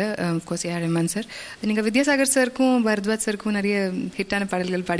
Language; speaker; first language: Tamil; native; Tamil